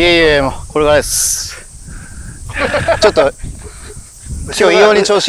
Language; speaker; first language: Japanese; native; Japanese